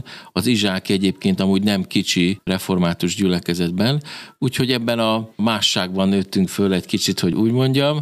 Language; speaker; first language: Hungarian; native; Hungarian